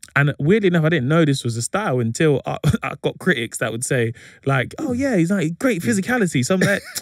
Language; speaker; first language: English; native; English